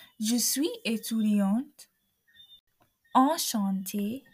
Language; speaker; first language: French; non-native, learner; English